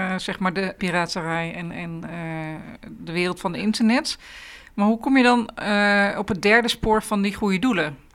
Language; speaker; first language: Dutch; native; Dutch